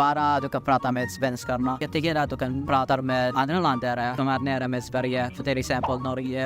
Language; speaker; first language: Swedish; non-native, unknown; Filipino